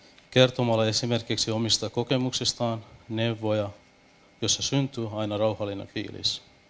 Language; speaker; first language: Finnish; non-native, fluent; Persian